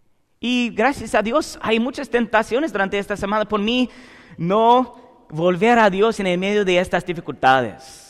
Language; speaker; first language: Spanish; non-native, learner; English